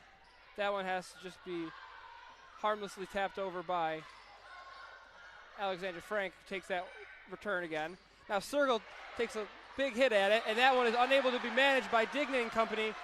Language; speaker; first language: English; native; English